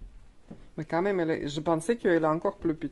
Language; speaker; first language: French; non-native, learner; Russian